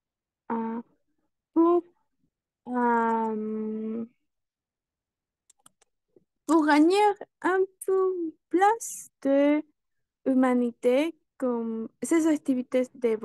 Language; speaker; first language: French; non-native, learner; Spanish